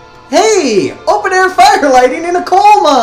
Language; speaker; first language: English; native; English